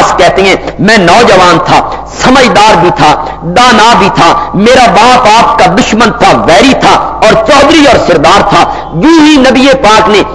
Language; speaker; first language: Urdu; non-native, local second language; Punjabi